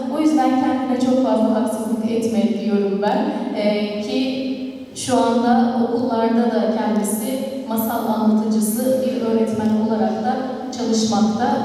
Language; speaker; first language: Turkish; native; Turkish